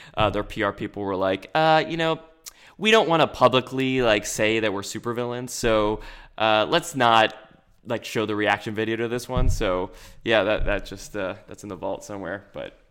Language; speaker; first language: English; native; English